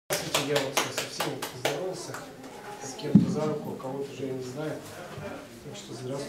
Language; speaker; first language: Russian; native; Russian